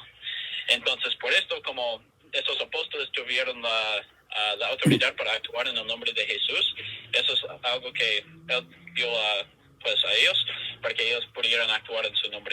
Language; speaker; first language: Spanish; non-native, fluent; English